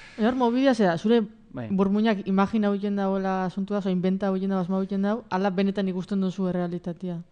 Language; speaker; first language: Basque; native; Basque